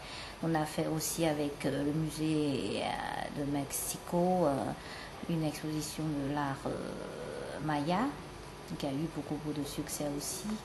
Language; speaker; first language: French; non-native, fluent; Chinese